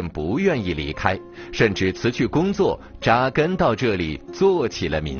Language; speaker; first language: Chinese; native; Chinese